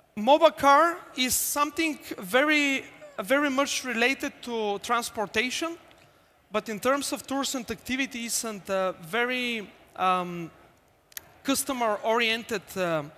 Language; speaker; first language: English; non-native, fluent; Bulgarian